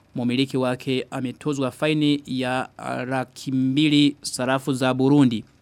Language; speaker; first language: Swahili; non-native, local second language; Rundi